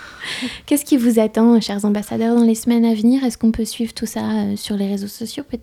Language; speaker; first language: French; native; French